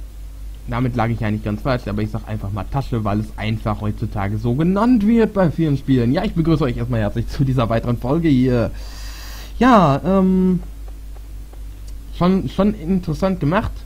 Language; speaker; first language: German; native; German